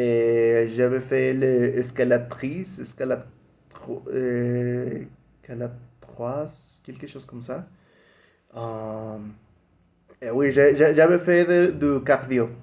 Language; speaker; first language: French; non-native, learner; Spanish